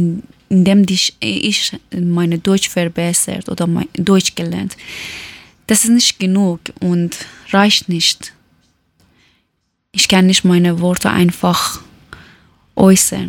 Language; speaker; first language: German; non-native, learner; Persian